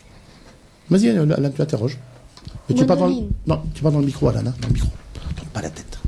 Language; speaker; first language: French; native; French